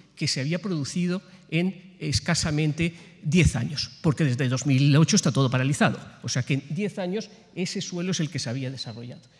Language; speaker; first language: Spanish; native; Spanish